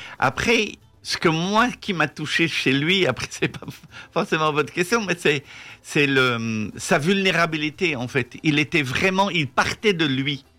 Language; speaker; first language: French; non-native, local second language; Dutch